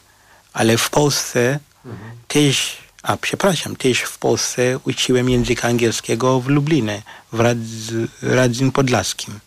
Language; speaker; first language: Polish; non-native, fluent; Shona